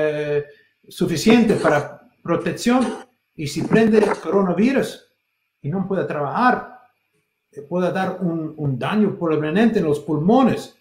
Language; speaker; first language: Spanish; non-native, fluent; English